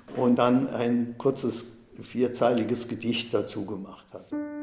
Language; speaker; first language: German; native; German